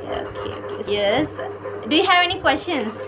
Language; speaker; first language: English; non-native, learner; Kannada